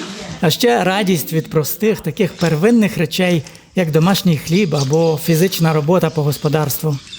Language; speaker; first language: Ukrainian; native; Ukrainian